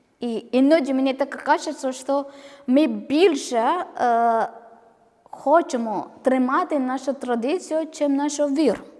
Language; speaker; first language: Ukrainian; non-native, learner; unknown